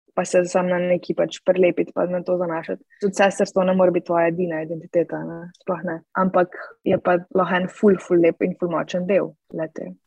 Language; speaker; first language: Slovenian; native; Slovenian